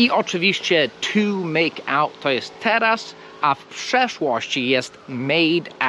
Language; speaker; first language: Polish; non-native, fluent; English